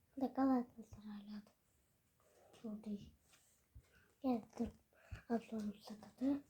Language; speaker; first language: Turkish; early bilingual, heritage; Turkish